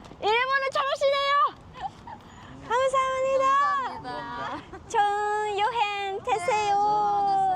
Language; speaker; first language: Korean; non-native, learner; Japanese